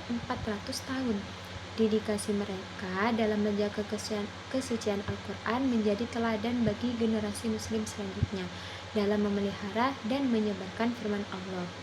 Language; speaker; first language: Indonesian; non-native, local second language; Madurese